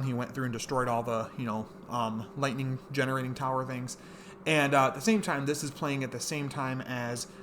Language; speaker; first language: English; native; English